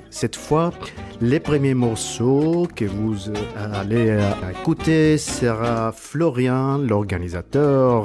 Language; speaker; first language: French; non-native, fluent; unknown